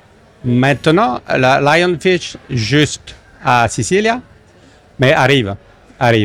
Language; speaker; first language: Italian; non-native, learner; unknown